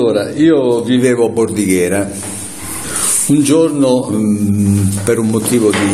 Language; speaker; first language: Italian; native; Italian